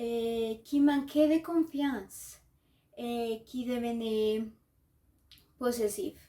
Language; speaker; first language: French; non-native, learner; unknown